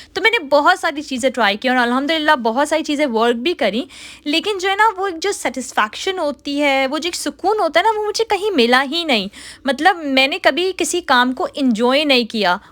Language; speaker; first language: Urdu; native; Urdu